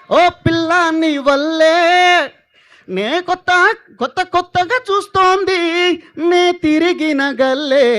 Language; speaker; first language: Telugu; native; Telugu